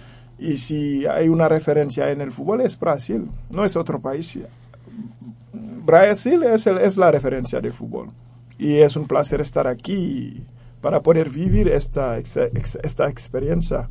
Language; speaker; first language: Spanish; non-native, fluent; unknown